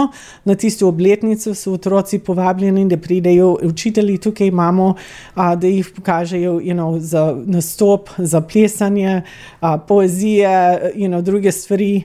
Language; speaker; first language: Slovenian; early bilingual, heritage; Slovenian